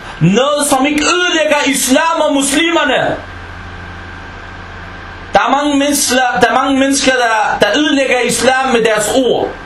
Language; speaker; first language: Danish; non-native, fluent; Arabic